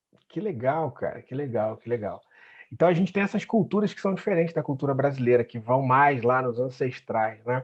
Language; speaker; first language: Portuguese; native; Portuguese